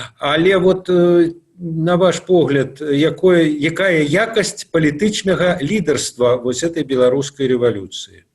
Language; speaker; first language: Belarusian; non-native, local second language; Russian